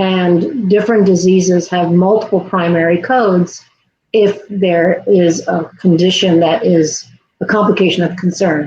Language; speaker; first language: English; native; English